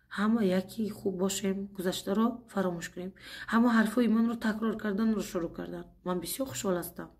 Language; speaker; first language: Tajik; non-native, fluent; Uzbek